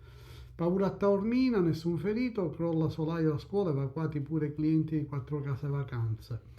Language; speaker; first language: Italian; native; Italian